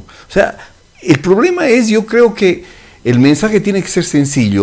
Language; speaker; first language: Spanish; native; Spanish